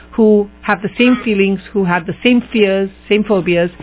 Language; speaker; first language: English; native; English